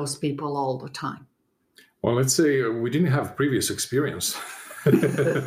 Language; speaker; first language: English; non-native, fluent; Serbian